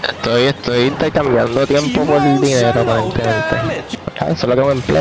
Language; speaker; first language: Spanish; native; Spanish